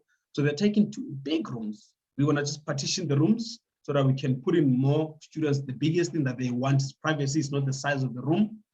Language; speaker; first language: English; non-native, local second language; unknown